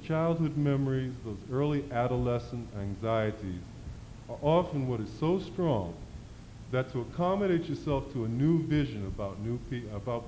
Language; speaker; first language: English; native; English